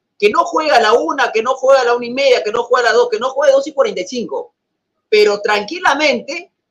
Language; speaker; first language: Spanish; native; Spanish